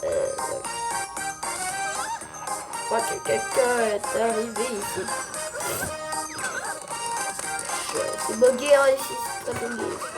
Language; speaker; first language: French; native; French